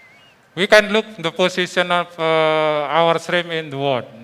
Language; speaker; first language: English; non-native, fluent; Indonesian